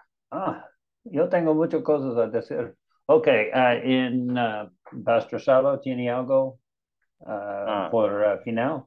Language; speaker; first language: Spanish; non-native, learner; English